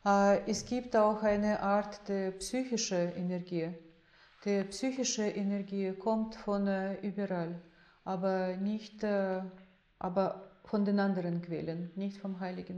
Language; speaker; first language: German; non-native, fluent; Russian